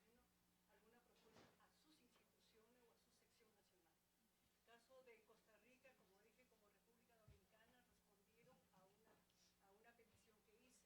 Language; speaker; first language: Spanish; non-native, fluent; English